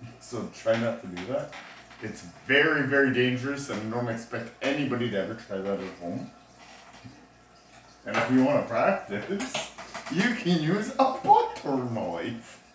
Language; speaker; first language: English; native; English